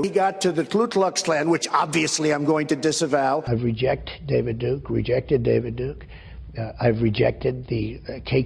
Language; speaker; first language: English; native; English